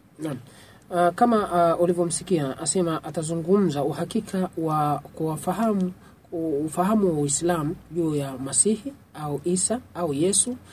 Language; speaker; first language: Swahili; native; Swahili